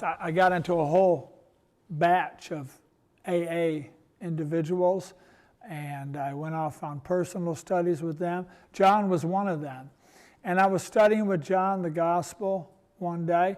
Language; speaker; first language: English; native; English